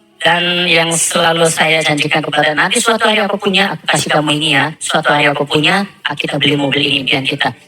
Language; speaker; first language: Indonesian; non-native, fluent; Korean